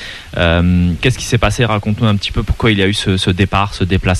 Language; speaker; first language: French; native; French